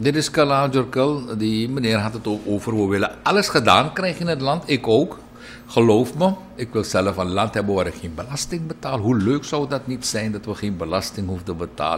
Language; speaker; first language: Dutch; native; Dutch